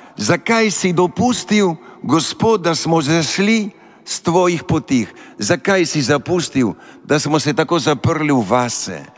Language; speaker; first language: Slovenian; early bilingual, heritage; Slovenian